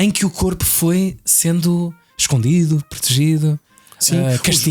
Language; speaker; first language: Portuguese; native; Portuguese